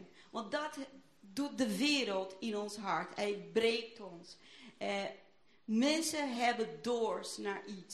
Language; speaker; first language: Dutch; non-native, fluent; Portuguese